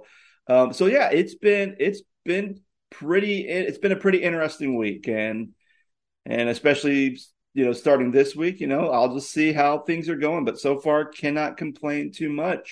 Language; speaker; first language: English; native; English